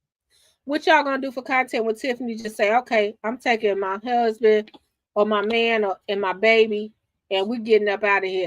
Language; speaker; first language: English; native; English